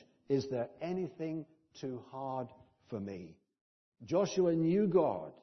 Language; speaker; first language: English; native; English